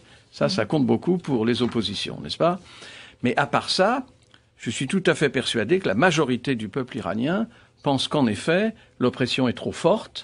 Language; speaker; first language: French; native; French